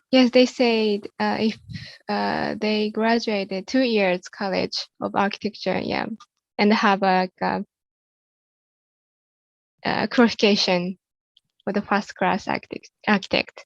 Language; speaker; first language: English; non-native, fluent; Japanese